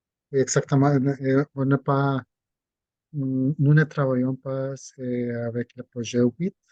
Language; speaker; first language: French; non-native, fluent; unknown